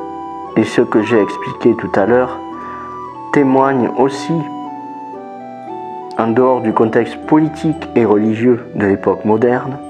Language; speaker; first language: French; native; French